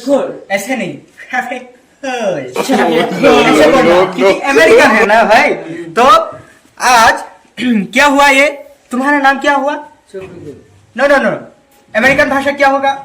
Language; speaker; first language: Hindi; non-native, local second language; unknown